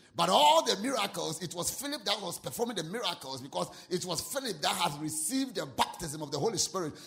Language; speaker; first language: English; non-native, local second language; Akan